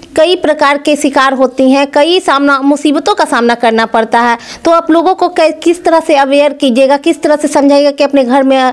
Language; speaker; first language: Hindi; native; Hindi